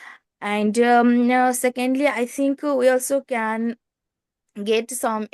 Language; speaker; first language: English; non-native, learner; Nepali